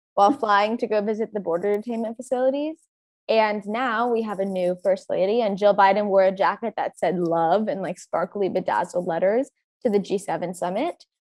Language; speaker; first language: English; native; English